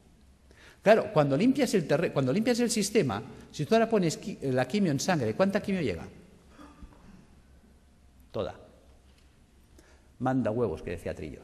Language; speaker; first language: Spanish; native; Spanish